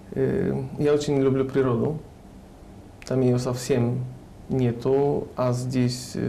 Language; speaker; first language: Russian; non-native, fluent; Polish